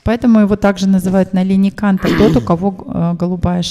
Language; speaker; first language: Russian; native; Russian